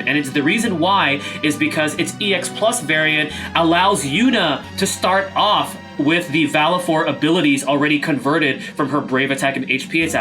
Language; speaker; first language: English; native; English